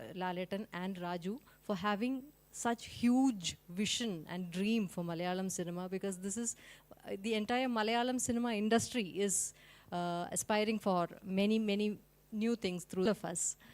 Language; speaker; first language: English; non-native, local second language; Malayalam